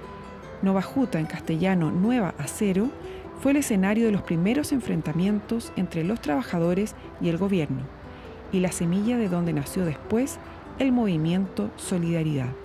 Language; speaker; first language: Spanish; native; Spanish